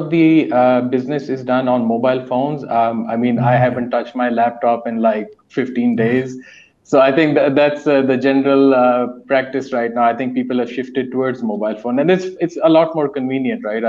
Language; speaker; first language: English; non-native, local second language; Urdu